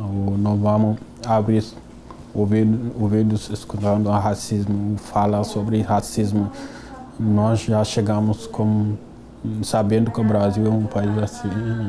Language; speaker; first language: Portuguese; non-native, fluent; Wolof